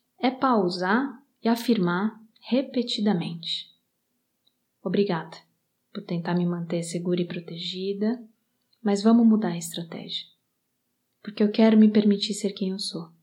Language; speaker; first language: Portuguese; native; Portuguese